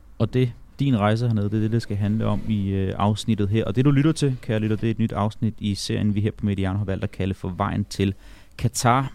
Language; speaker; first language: Danish; native; Danish